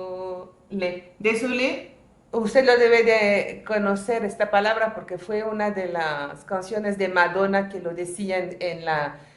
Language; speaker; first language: Spanish; non-native, fluent; French